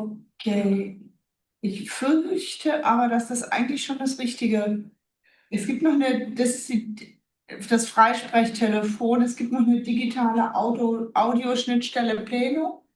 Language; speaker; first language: German; native; German